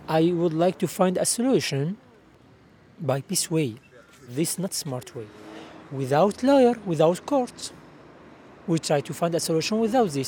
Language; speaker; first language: English; non-native, learner; Arabic